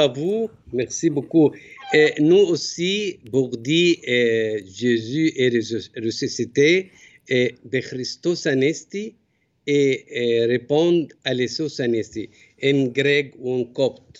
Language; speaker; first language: French; non-native, learner; Arabic